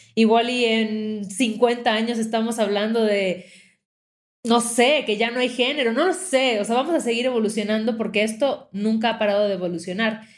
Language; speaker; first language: Spanish; native; Spanish